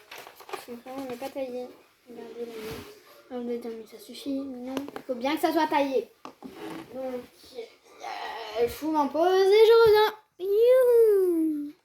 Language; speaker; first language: French; native; French